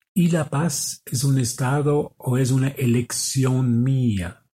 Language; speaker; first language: Spanish; non-native, fluent; German